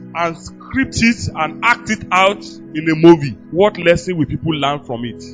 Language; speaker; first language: English; non-native, local second language; Yoruba